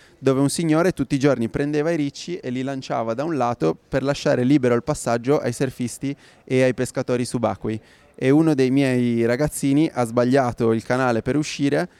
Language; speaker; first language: Italian; native; Italian